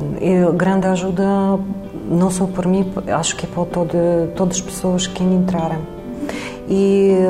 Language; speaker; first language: Portuguese; non-native, fluent; Russian